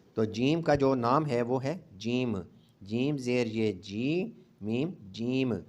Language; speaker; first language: Urdu; non-native, local second language; Punjabi